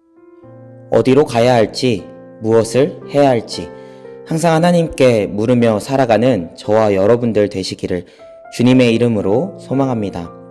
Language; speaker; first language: Korean; native; Korean